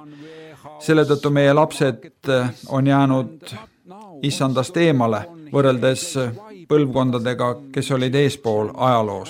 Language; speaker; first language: Estonian; native; Estonian